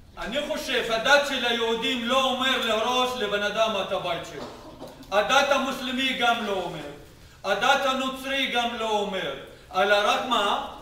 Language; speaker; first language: Hebrew; non-native, local second language; Arabic